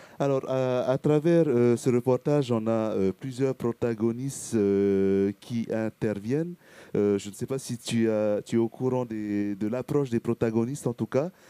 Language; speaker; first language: French; native; French